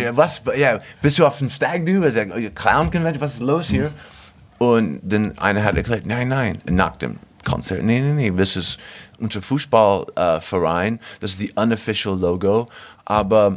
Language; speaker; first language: German; non-native, fluent; English